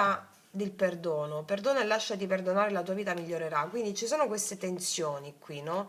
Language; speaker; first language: Italian; native; Italian